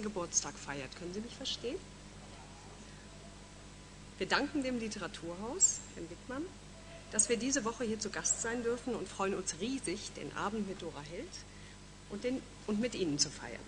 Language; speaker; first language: German; native; German